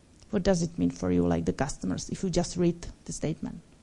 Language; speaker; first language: English; non-native, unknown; Czech